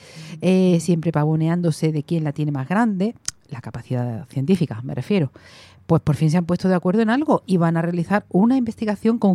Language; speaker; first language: Spanish; native; Spanish